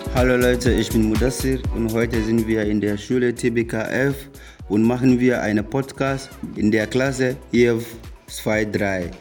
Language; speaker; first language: German; non-native, learner; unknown